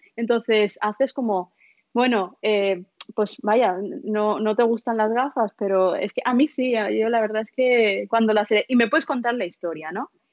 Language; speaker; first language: Spanish; early bilingual, other home language; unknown